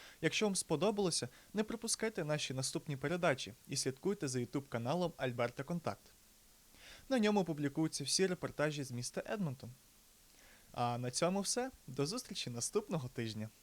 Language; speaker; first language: Ukrainian; native; Ukrainian